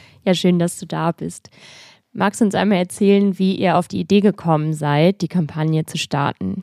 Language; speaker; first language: German; native; German